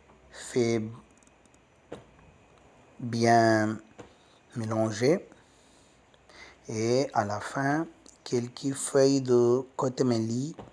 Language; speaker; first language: French; non-native, learner; Tamil